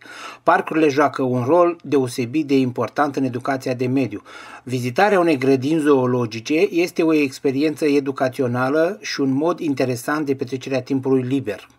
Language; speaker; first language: Romanian; native; Romanian